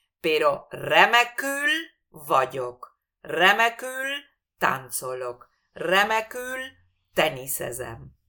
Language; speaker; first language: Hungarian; non-native, fluent; Spanish